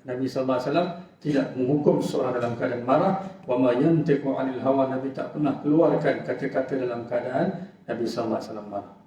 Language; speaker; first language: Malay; native; Malay